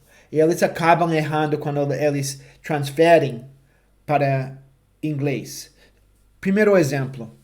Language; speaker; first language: Portuguese; non-native, fluent; English